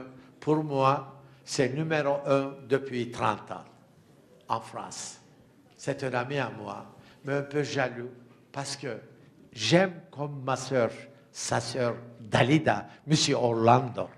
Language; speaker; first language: French; non-native, fluent; Turkish